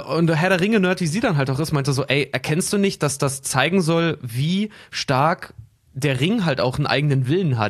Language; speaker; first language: German; native; German